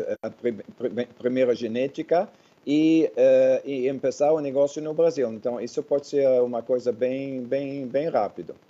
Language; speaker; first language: Portuguese; non-native, fluent; Dutch